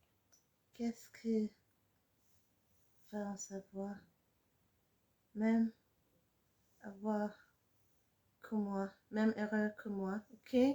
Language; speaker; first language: French; non-native, fluent; English